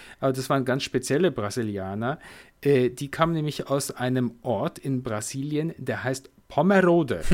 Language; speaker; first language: German; native; German